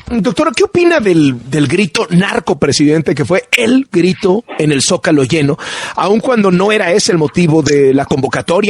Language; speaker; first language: Spanish; native; Spanish